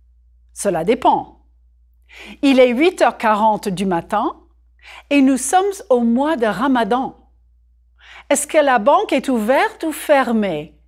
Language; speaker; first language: French; non-native, fluent; English